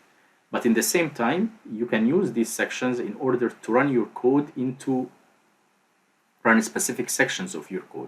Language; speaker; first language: English; non-native, fluent; Arabic